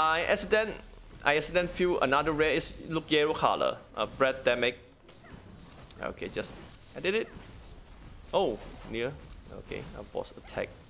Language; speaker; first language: English; non-native, learner; Thai